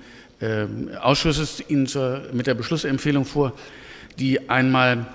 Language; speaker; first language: German; native; German